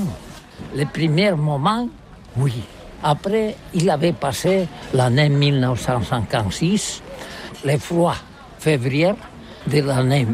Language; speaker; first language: French; non-native, learner; Catalan